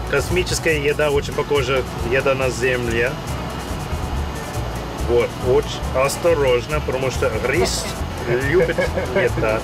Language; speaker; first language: Russian; non-native, learner; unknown